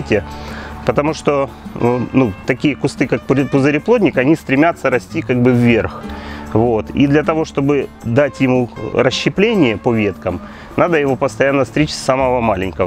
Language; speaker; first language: Russian; native; Russian